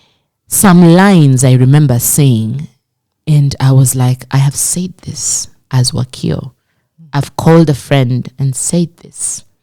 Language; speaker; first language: English; non-native, local second language; Swahili